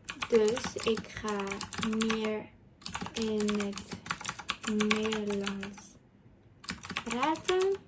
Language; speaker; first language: Dutch; non-native, learner; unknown